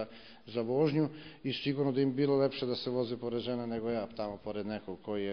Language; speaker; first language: Bosnian; native; Bosnian